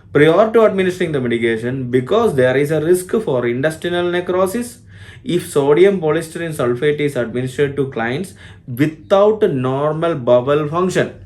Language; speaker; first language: English; non-native, local second language; Malayalam